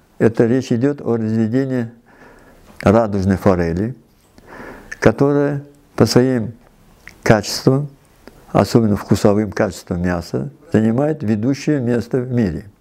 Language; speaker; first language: Russian; non-native, local second language; Uzbek